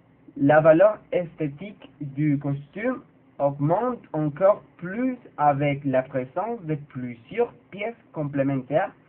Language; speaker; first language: French; non-native, learner; Spanish